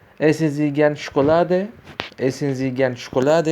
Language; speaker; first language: German; non-native, learner; Turkish